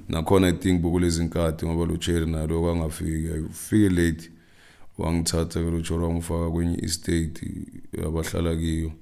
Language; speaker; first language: Zulu; non-native, local second language; Northern Sotho